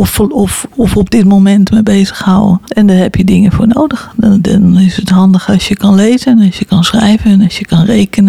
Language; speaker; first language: Dutch; native; Dutch